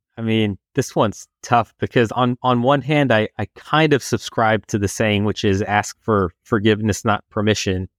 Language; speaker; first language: English; non-native, fluent; French